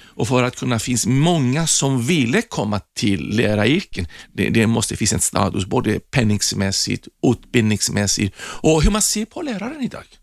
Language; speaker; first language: Swedish; non-native, fluent; Greek